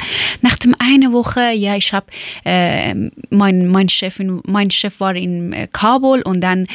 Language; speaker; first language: German; non-native, learner; Persian